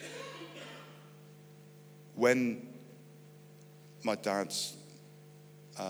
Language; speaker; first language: English; native; English